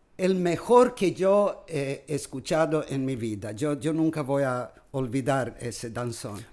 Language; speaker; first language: Spanish; non-native, fluent; Serbian